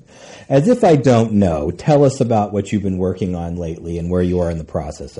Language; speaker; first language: English; native; English